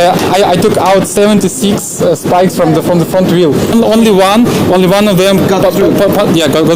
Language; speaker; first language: English; non-native, fluent; Russian